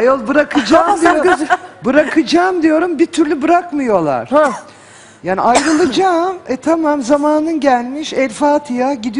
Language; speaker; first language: Turkish; native; Turkish